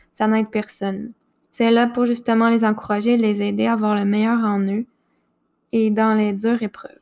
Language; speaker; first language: French; native; French